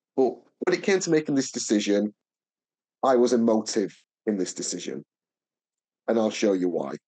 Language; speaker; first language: English; native; English